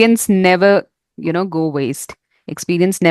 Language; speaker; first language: English; non-native, fluent; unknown